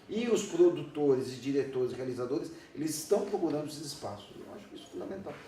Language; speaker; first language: Portuguese; non-native, fluent; Spanish